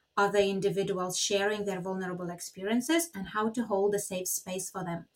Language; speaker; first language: English; non-native, fluent; Lithuanian